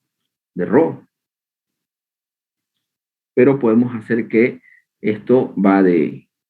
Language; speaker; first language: Spanish; native; Spanish